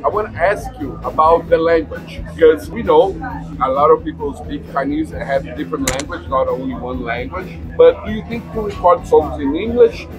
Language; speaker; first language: English; non-native, learner; Portuguese